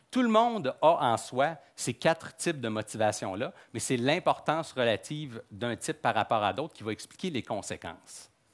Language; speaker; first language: French; native; French